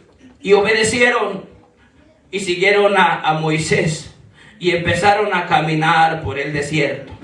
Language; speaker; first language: Spanish; native; Spanish